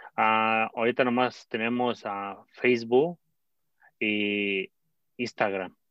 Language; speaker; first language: Spanish; native; Spanish